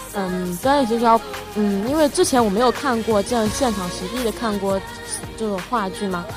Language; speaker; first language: Chinese; native; Chinese